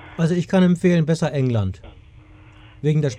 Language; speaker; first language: German; native; German